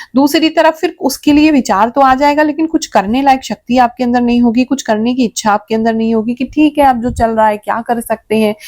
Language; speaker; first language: Hindi; native; Hindi